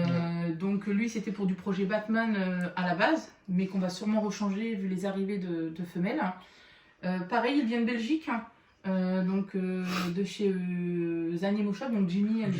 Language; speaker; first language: French; native; French